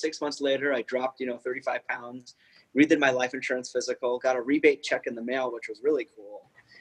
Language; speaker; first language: English; native; English